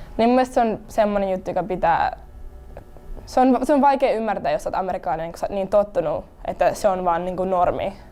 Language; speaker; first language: Finnish; native; Finnish